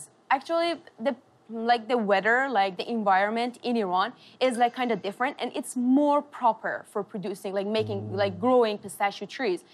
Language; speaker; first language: English; non-native, fluent; Persian